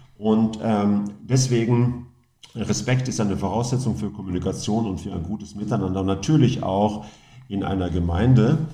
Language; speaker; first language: German; non-native, fluent; Norwegian